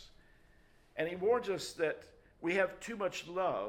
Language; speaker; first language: English; native; English